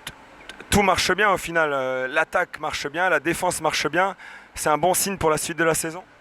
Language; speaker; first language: French; native; French